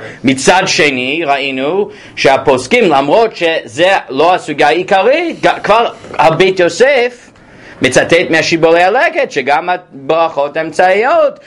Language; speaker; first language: Hebrew; non-native, fluent; English